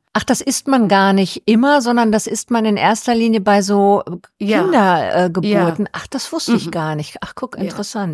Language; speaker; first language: German; native; German